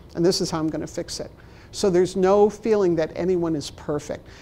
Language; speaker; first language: English; native; English